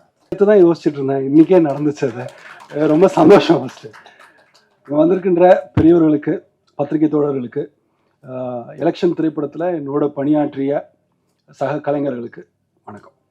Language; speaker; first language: Tamil; native; Tamil